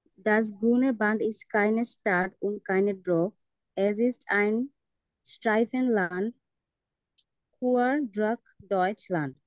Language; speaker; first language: German; non-native, learner; Bangla